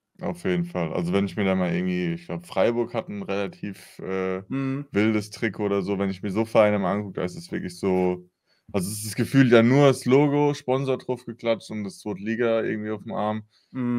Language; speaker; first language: German; native; German